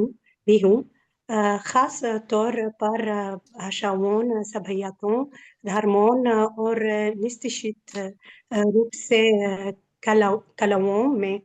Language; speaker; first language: Hindi; non-native, learner; Arabic